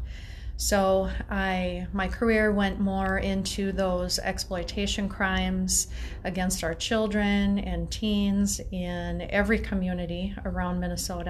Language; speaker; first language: English; native; English